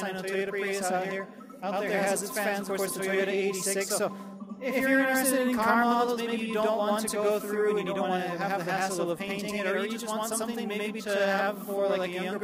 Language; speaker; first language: English; native; English